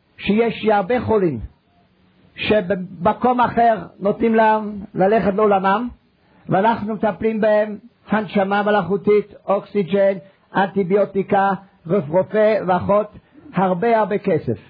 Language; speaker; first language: Hebrew; non-native, fluent; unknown